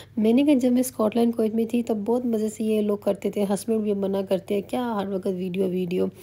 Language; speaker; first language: Urdu; native; Urdu